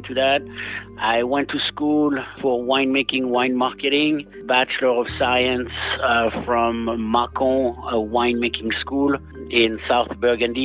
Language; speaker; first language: English; non-native, fluent; French